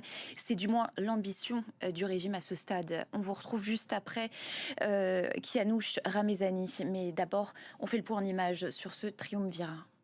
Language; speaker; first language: French; native; French